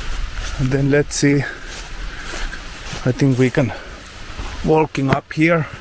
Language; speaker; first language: English; non-native, learner; Finnish